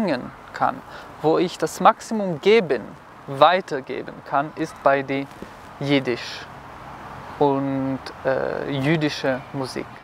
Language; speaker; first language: German; non-native, fluent; Hebrew